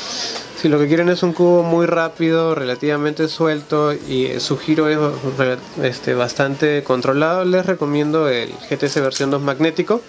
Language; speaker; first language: Spanish; native; Spanish